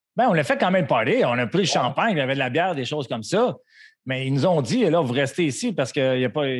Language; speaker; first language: French; native; French